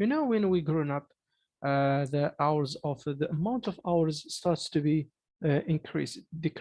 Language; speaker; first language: English; non-native, fluent; Arabic